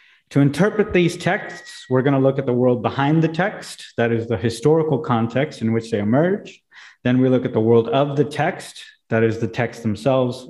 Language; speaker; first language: English; native; English